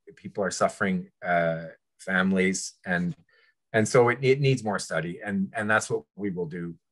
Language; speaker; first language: English; early bilingual, other home language; French